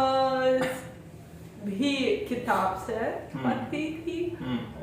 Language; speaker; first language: Hindi; non-native, learner; Russian